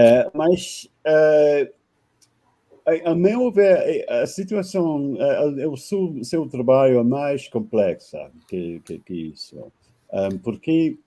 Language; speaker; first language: Portuguese; non-native, fluent; English